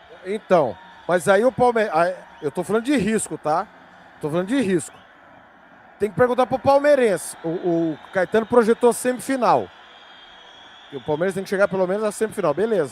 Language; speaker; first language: Portuguese; native; Portuguese